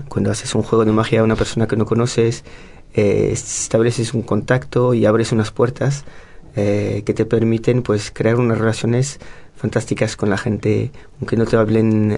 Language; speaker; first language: Spanish; non-native, fluent; French